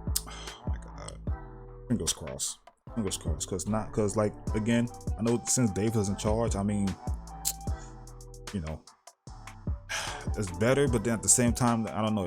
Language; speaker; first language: English; native; English